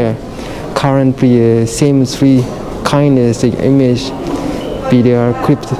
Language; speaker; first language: English; non-native, learner; Japanese